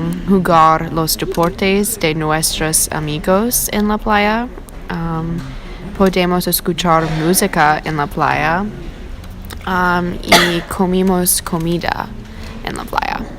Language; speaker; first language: Spanish; non-native, learner; English